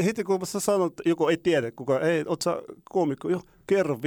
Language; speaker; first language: Finnish; non-native, fluent; Arabic